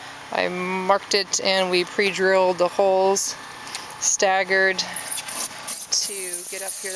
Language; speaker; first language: English; native; English